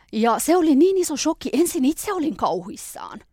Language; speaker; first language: Finnish; early bilingual, other home language; Persian